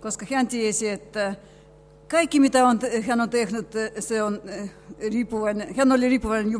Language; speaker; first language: Finnish; non-native, fluent; Russian